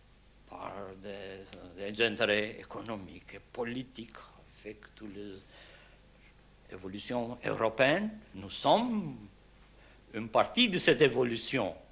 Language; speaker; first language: French; non-native, fluent; Albanian